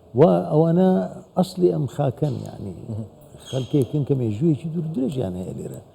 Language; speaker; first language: Central Kurdish; non-native, local second language; Assyrian Neo-Aramaic